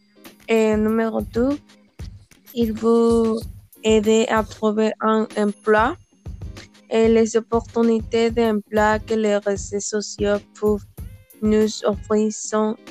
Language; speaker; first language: French; non-native, learner; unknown